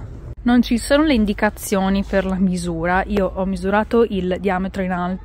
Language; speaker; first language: Italian; native; Italian